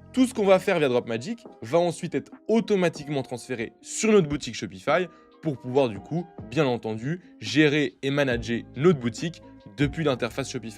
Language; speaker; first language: French; native; French